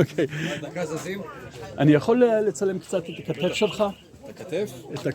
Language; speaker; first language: Hebrew; non-native, fluent; English